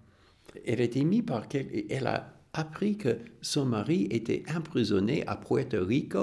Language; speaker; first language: French; non-native, fluent; English